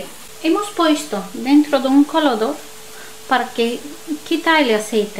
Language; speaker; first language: Spanish; non-native, learner; Turkish